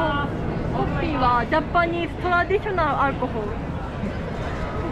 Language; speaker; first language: English; non-native, learner; Japanese